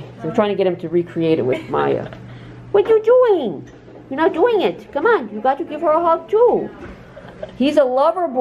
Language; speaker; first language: English; native; English